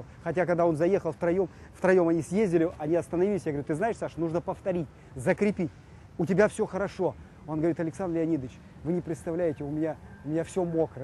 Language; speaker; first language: Russian; native; Russian